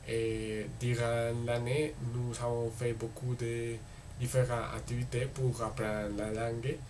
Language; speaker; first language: French; non-native, learner; Spanish